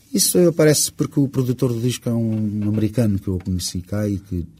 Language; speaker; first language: Portuguese; non-native, local second language; Kabuverdianu